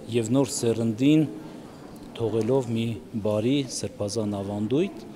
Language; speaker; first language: Armenian; native; Armenian